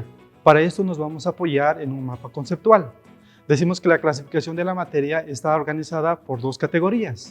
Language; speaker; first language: Spanish; native; Spanish